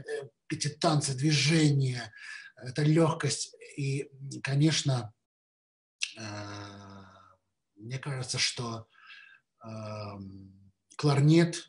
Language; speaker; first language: Russian; native; Russian